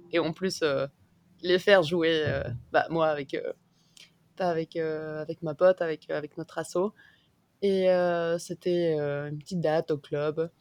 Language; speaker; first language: French; non-native, fluent; Spanish